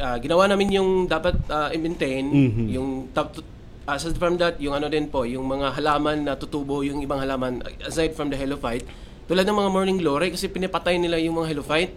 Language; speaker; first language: Filipino; non-native, local second language; Cebuano